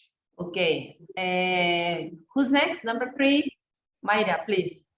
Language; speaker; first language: English; non-native, fluent; Spanish